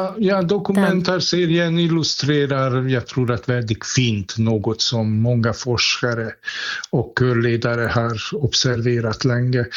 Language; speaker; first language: Swedish; non-native, fluent; Hungarian